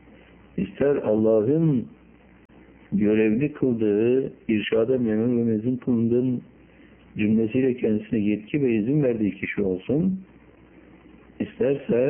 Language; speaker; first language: Turkish; native; Turkish